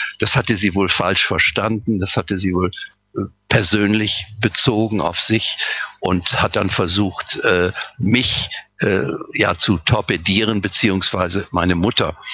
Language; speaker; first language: German; native; German